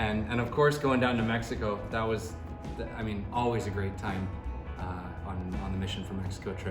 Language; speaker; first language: English; native; English